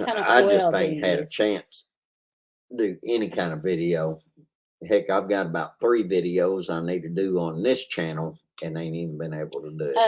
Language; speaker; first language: English; native; English